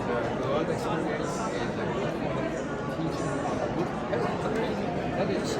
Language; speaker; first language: English; non-native, learner; Japanese